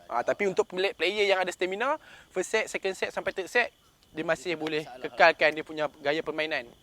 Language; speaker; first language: Malay; native; Malay